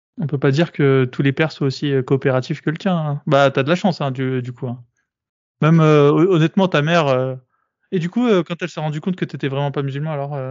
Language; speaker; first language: French; native; French